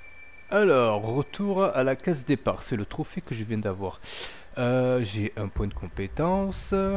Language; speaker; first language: French; native; French